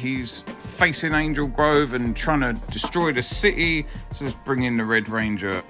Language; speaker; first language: English; native; English